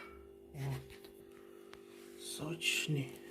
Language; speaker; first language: Russian; non-native, learner; Tajik